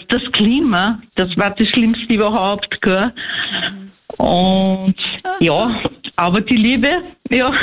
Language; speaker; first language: German; early bilingual, heritage; Portuguese